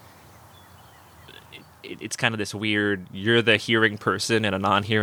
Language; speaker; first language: English; native; English